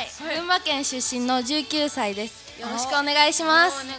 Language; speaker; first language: Japanese; native; Japanese